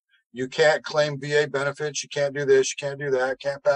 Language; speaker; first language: English; native; English